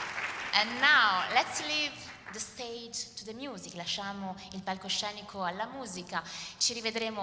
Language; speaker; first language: Italian; native; Italian